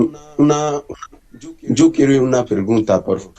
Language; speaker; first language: Spanish; non-native, learner; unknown